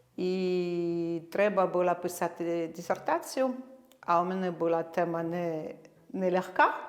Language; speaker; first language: Ukrainian; non-native, fluent; French